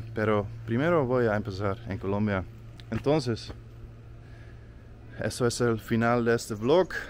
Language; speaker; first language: Spanish; non-native, learner; Dutch